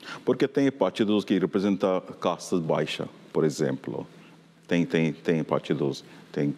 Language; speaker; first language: Portuguese; non-native, fluent; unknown